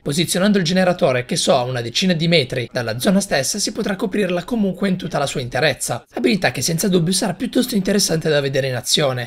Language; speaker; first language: Italian; native; Italian